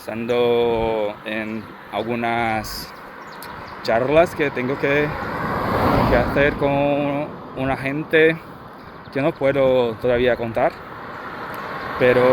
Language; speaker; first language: Spanish; non-native, fluent; Portuguese